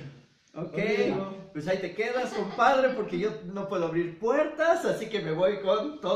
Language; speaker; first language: Spanish; native; Spanish